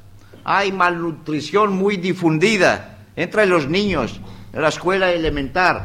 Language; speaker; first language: Spanish; non-native, learner; Greek